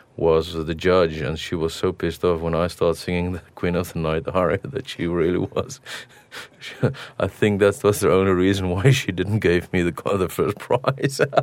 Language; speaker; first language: English; non-native, local second language; Afrikaans